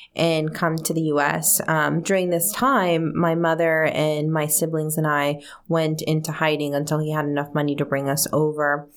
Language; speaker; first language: English; early bilingual, other home language; Spanish